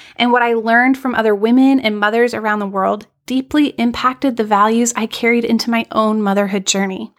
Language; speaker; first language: English; native; English